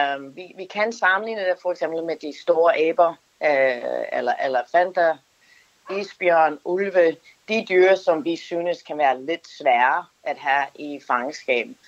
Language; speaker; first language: Danish; non-native, fluent; English